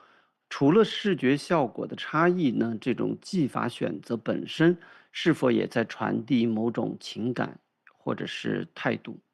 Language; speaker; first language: Chinese; native; Chinese